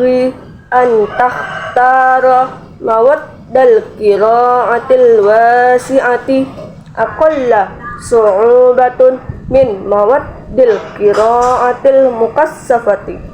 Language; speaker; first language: Arabic; non-native, learner; Indonesian